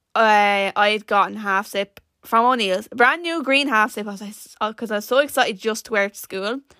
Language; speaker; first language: English; native; English